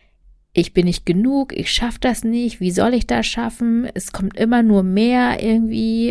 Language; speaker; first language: German; native; German